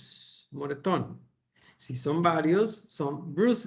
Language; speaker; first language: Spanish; native; Spanish